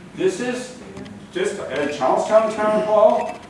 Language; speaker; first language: English; native; English